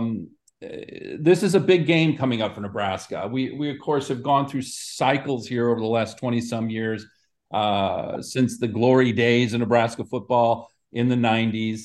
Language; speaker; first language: English; native; English